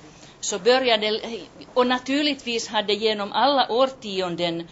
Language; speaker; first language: Swedish; non-native, local second language; Finnish